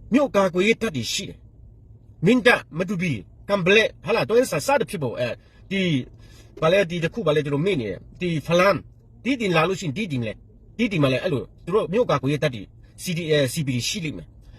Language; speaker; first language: Burmese; non-native, local second language; Hakha Chin